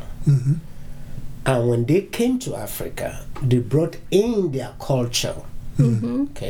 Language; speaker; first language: English; non-native, local second language; Yoruba